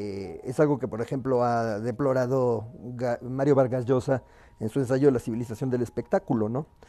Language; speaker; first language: Spanish; native; Spanish